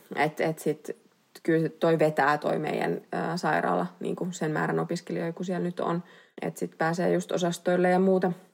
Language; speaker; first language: Finnish; native; Finnish